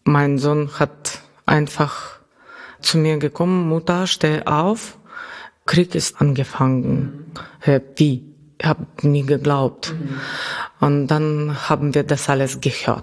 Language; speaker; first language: German; non-native, fluent; Russian